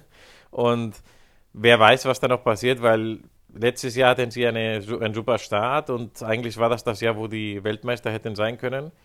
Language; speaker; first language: German; non-native, fluent; Spanish